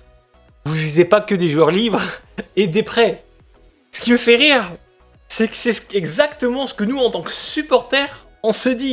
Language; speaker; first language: French; native; French